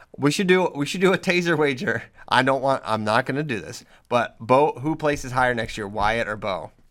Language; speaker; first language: English; native; English